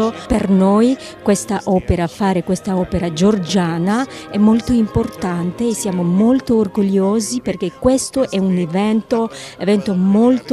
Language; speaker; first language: Italian; non-native, learner; Georgian